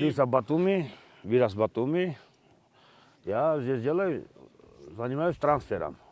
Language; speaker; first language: Russian; non-native, fluent; Georgian